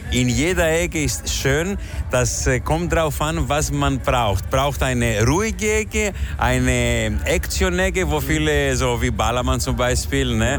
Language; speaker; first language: German; non-native, fluent; Greek